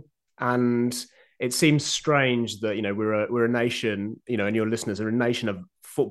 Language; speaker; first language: English; native; English